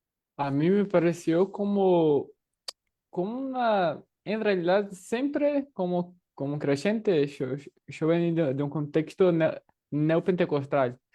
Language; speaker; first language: Spanish; non-native, fluent; Portuguese